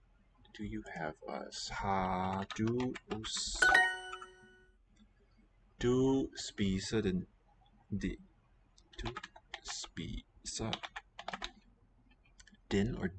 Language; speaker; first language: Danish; non-native, learner; English